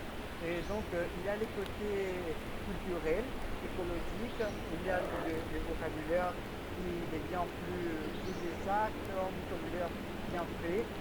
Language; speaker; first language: French; non-native, fluent; Spanish